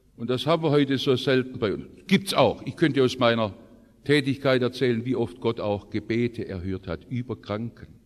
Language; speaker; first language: German; native; German